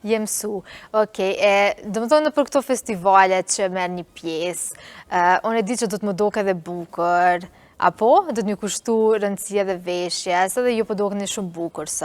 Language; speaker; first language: Albanian; native; Albanian